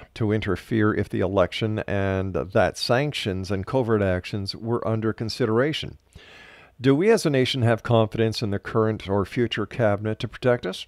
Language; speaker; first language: English; native; English